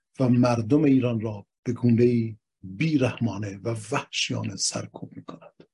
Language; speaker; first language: Persian; native; Persian